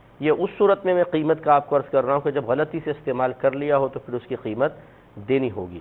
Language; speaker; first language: Urdu; native; Urdu